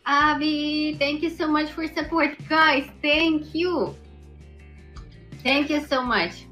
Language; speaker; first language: English; non-native, learner; Russian